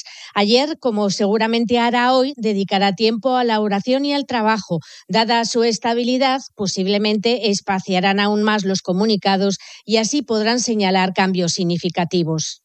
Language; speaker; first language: Spanish; native; Spanish